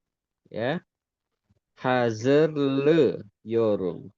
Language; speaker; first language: Turkish; non-native, fluent; Indonesian